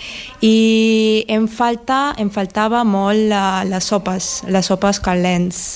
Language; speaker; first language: Catalan; non-native, learner; Russian